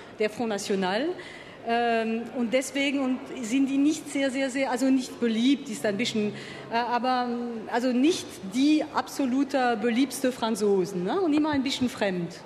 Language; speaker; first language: German; non-native, local second language; French